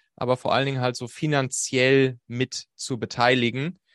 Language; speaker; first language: German; native; German